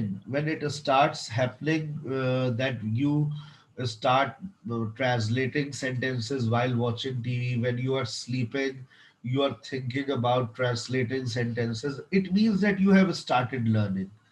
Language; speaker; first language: English; non-native, fluent; Urdu